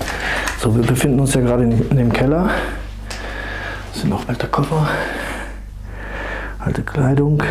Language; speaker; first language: German; native; German